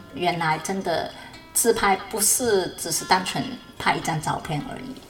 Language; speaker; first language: Chinese; non-native, fluent; Cantonese